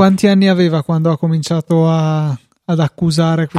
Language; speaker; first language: Italian; native; Italian